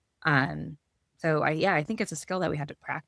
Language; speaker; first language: English; native; English